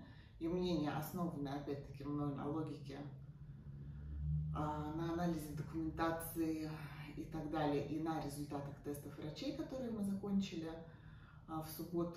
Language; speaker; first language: Russian; native; Russian